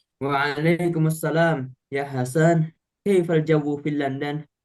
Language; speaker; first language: Arabic; non-native, learner; Indonesian